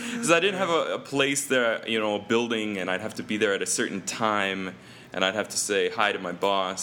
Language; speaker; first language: English; native; English